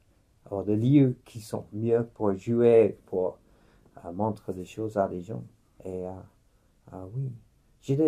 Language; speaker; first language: French; non-native, fluent; English